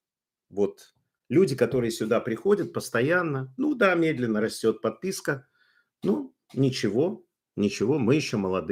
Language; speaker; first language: Russian; native; Russian